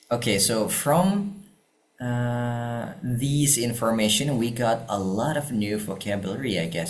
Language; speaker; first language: English; non-native, fluent; Indonesian